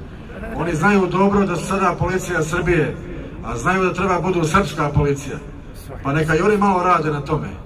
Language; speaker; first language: Bosnian; native; Bosnian